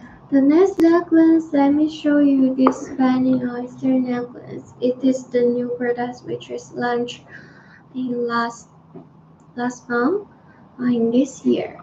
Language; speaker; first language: English; non-native, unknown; Chinese